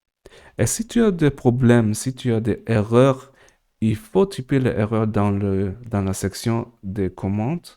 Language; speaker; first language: French; non-native, learner; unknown